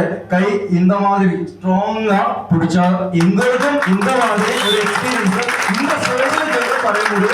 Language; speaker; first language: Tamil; non-native, learner; Malayalam